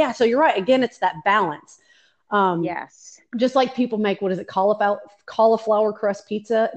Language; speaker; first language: English; native; English